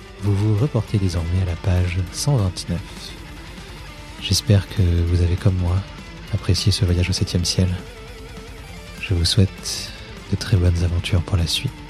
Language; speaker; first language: French; native; French